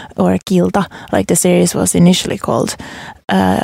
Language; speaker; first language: English; non-native, fluent; Finnish